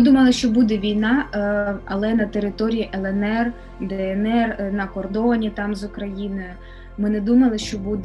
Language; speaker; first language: Ukrainian; non-native, local second language; Russian